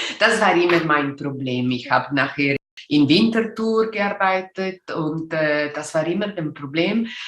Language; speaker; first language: German; non-native, local second language; Italian